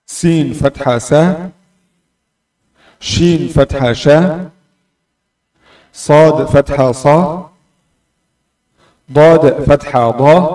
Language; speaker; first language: Arabic; non-native, fluent; Indonesian